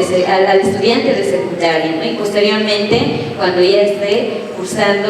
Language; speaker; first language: Spanish; native; Spanish